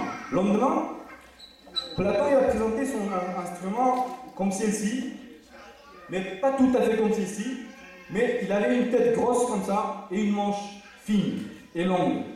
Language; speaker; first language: French; non-native, fluent; Uzbek